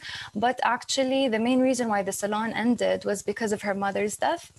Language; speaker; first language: English; non-native, fluent; Arabic